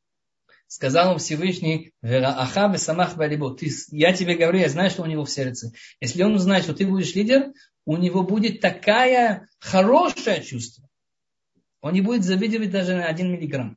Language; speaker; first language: Russian; early bilingual, heritage; Russian